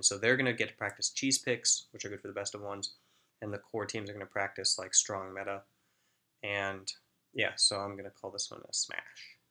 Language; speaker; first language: English; native; English